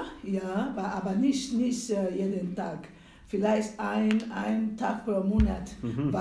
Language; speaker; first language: German; non-native, learner; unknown